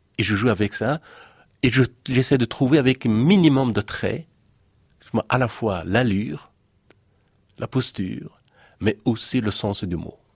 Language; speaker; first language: French; non-native, fluent; Persian